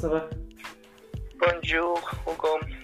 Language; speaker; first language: French; non-native, learner; Spanish